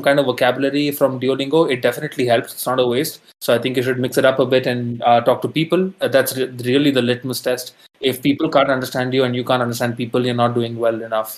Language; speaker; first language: English; non-native, local second language; Tamil